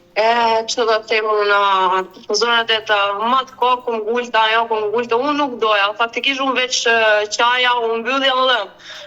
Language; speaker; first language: Albanian; early bilingual, heritage; Albanian